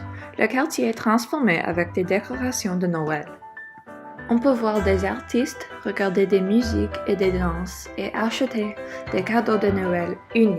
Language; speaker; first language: French; non-native, local second language; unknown